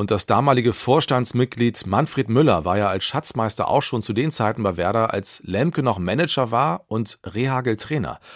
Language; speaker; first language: German; native; German